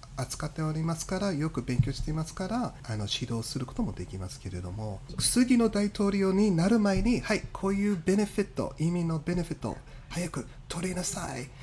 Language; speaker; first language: Japanese; non-native, fluent; English